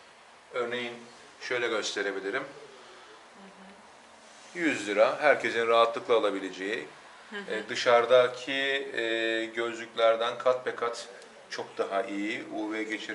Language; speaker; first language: Turkish; native; Turkish